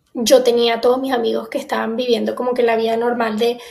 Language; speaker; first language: Spanish; native; Spanish